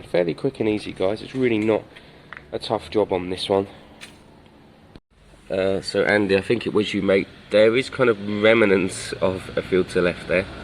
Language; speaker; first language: English; native; English